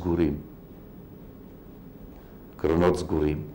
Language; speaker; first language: Hebrew; non-native, fluent; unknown